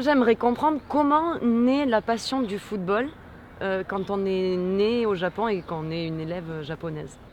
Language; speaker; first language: French; native; French